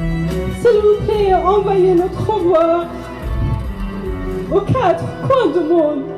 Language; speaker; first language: French; non-native, learner; Persian